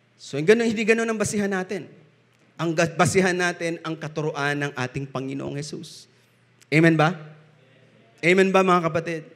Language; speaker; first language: Filipino; non-native, local second language; Bikol